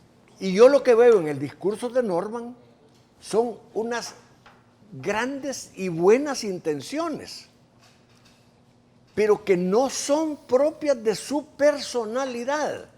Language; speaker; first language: Spanish; native; Spanish